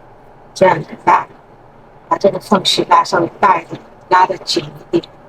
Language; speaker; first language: Chinese; native; Chinese